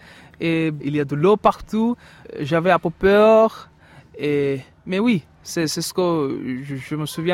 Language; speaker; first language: French; non-native, fluent; Bangla